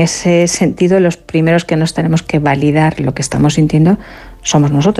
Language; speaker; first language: Spanish; native; Spanish